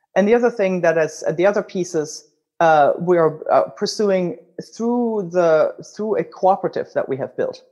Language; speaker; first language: English; non-native, fluent; German